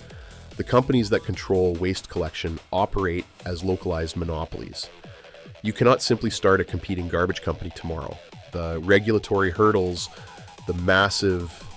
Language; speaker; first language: English; native; English